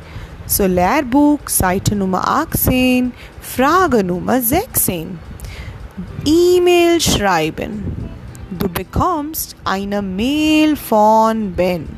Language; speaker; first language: German; non-native, fluent; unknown